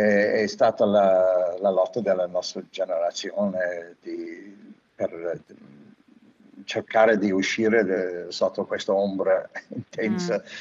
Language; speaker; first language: Italian; non-native, fluent; English